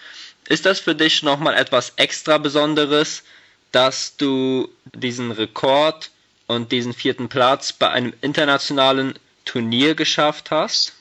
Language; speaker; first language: German; native; German